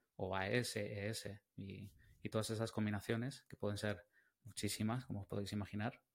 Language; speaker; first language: Spanish; native; Spanish